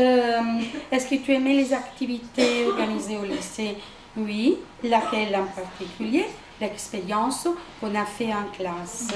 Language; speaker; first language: French; non-native, fluent; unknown